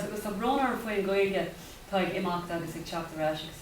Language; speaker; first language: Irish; non-native, local second language; English